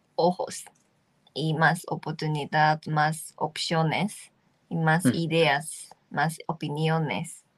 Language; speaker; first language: Spanish; non-native, fluent; Japanese